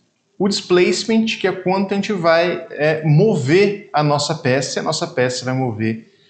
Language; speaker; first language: Portuguese; native; Portuguese